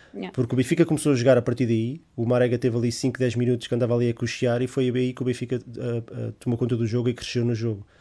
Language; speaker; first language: Portuguese; native; Portuguese